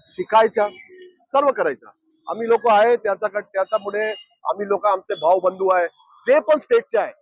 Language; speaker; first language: Marathi; non-native, local second language; Hindi